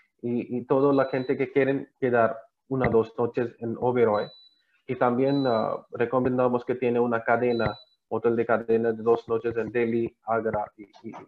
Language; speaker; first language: Spanish; non-native, learner; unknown